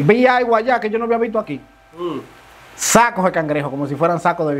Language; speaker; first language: Spanish; native; Spanish